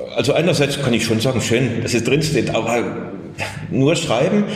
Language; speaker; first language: German; native; German